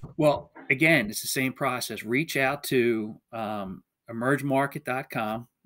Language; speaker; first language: English; native; English